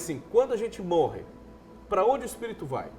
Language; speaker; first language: Portuguese; native; Portuguese